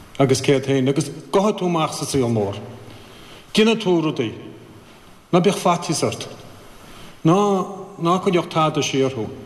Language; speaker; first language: Irish; native; Irish